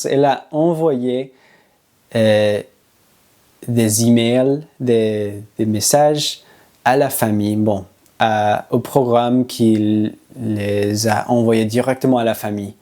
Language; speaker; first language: French; non-native, learner; English